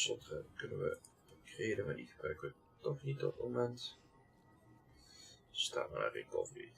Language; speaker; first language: Dutch; native; Dutch